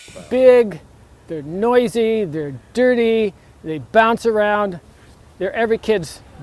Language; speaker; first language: English; native; English